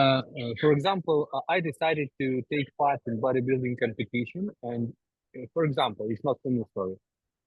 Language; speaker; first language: English; non-native, learner; Ukrainian